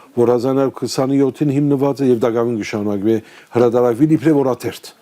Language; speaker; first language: Armenian; early bilingual, heritage; Armenian